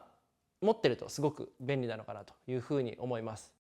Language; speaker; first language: Japanese; native; Japanese